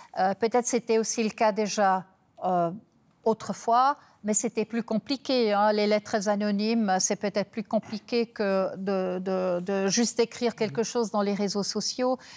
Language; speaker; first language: French; non-native, local second language; German